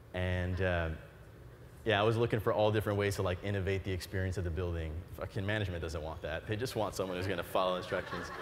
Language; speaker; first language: English; native; English